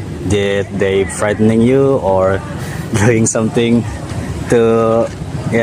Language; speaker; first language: English; non-native, learner; Indonesian